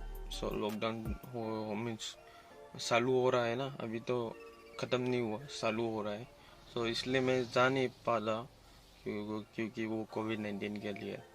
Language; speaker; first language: Hindi; non-native, local second language; Assamese